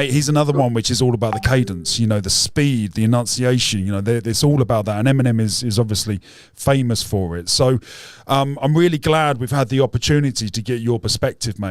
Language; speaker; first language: English; native; English